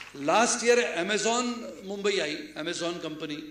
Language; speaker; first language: Hindi; non-native, local second language; Marathi